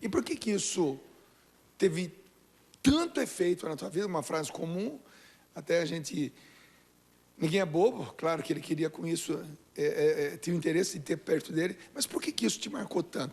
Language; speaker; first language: Portuguese; native; Portuguese